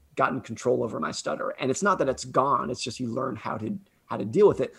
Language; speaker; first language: English; native; English